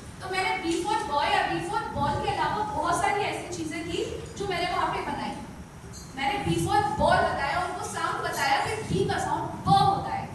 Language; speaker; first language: Hindi; native; Hindi